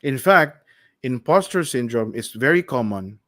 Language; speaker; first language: English; non-native, local second language; Filipino